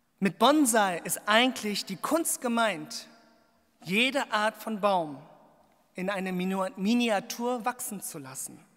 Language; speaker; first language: German; early bilingual, other home language; Korean